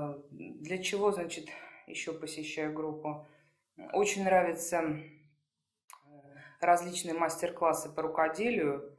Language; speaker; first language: Russian; native; Russian